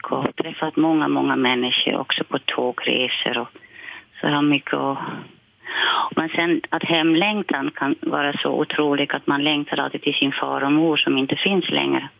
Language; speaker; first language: Swedish; non-native, fluent; Dutch